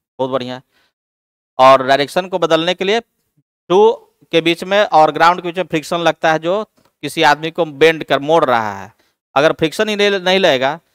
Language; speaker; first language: Hindi; native; Hindi